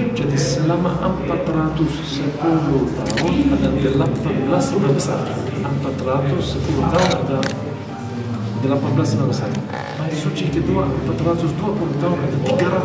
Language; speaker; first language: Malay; non-native, fluent; Hebrew